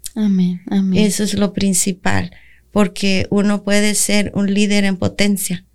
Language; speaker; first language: Spanish; native; Spanish